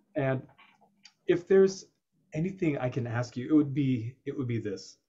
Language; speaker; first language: English; native; English